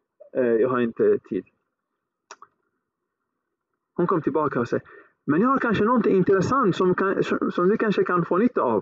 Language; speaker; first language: Swedish; early bilingual, other home language; Arabic